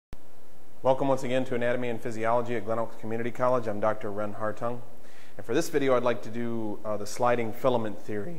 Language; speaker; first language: English; native; English